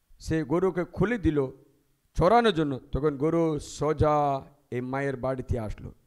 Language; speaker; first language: Bangla; non-native, fluent; Malayalam